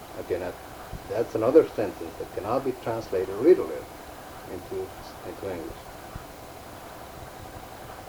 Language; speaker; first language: English; native; English